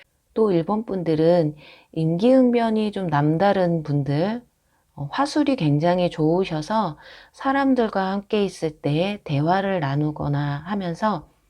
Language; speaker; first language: Korean; native; Korean